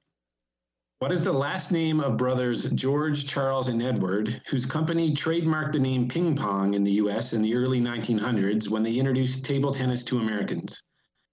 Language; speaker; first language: English; native; English